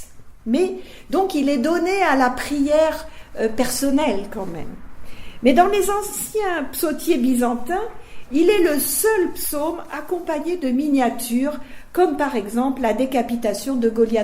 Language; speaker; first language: French; native; French